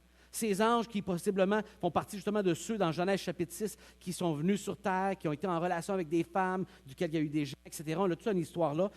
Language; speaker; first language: French; native; French